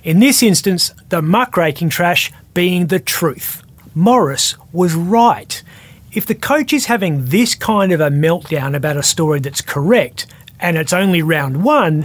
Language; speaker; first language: English; native; English